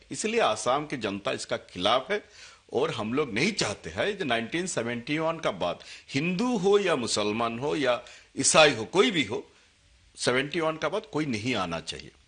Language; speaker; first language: Hindi; non-native, local second language; Assamese